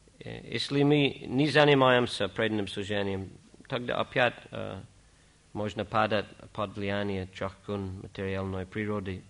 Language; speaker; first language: Russian; non-native, fluent; English